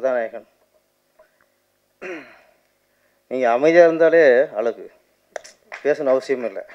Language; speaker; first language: Tamil; native; Tamil